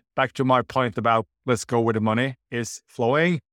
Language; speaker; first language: English; non-native, fluent; Norwegian